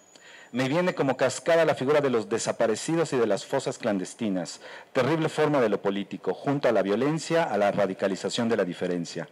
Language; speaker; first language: Spanish; native; Spanish